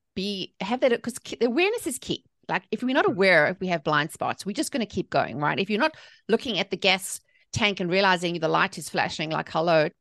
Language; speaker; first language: English; native; English